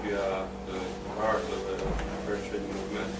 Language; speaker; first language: English; non-native, fluent; Polish